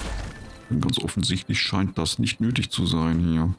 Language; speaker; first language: German; native; German